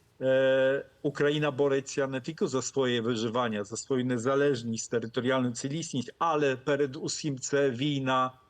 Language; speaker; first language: Polish; non-native, fluent; Ukrainian